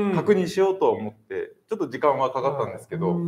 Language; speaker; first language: Japanese; native; Japanese